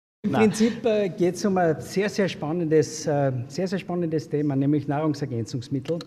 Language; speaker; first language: German; native; German